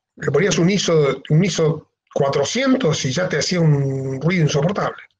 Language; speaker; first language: Spanish; native; Spanish